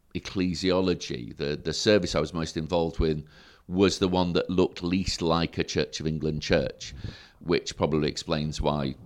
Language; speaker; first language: English; native; English